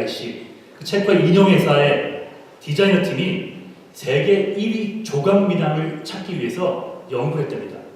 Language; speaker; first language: Korean; native; Korean